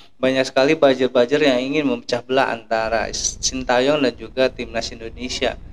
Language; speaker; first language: Indonesian; native; Indonesian